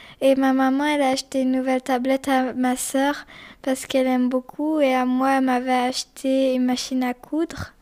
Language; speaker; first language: French; early bilingual, other home language; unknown